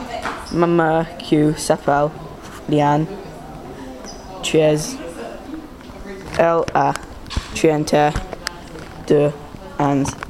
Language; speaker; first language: French; non-native, learner; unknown